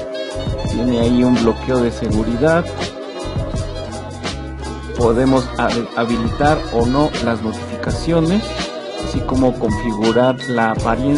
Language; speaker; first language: Spanish; native; Spanish